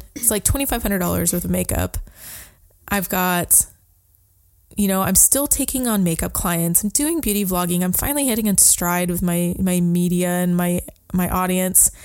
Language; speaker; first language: English; native; English